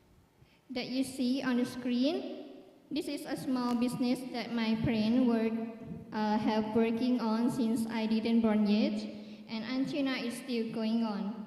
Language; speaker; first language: English; non-native, learner; Thai